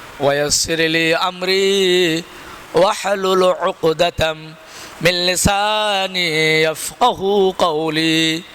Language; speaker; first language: Arabic; non-native, fluent; Bangla